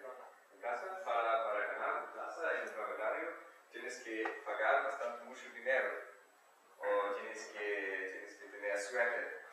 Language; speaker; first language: Spanish; non-native, learner; German